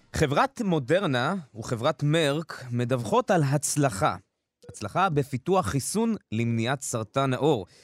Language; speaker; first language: Hebrew; early bilingual, other home language; Russian